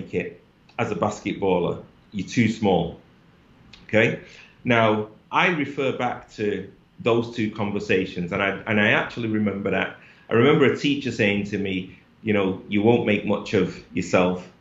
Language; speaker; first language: English; native; English